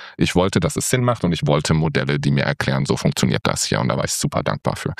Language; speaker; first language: German; non-native, fluent; English